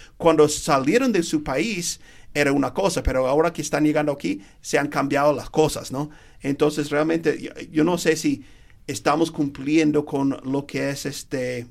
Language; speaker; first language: Spanish; non-native, fluent; English